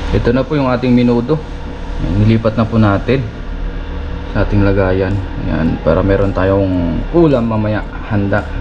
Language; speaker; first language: Filipino; non-native, local second language; Iloko